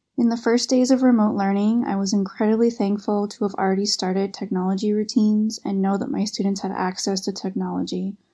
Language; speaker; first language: English; native; English